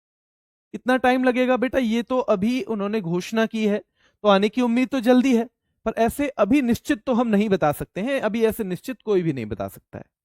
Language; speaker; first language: Hindi; native; Hindi